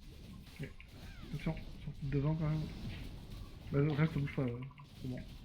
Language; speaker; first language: French; native; French